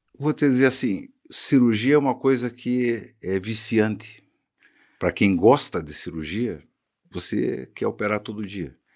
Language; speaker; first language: Portuguese; native; Portuguese